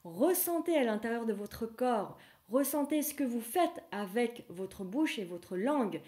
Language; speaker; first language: French; non-native, fluent; Vietnamese